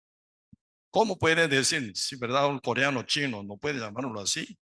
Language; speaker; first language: Spanish; non-native, learner; Korean